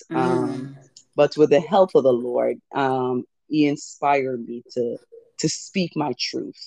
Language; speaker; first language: English; early bilingual, other home language; Jamaican Creole English